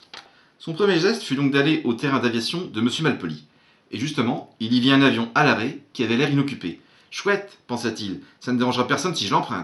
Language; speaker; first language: French; native; French